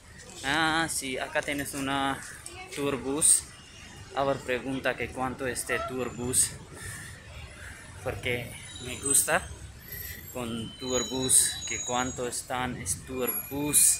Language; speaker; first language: Spanish; non-native, learner; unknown